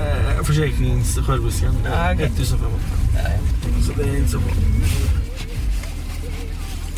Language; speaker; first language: Swedish; non-native, fluent; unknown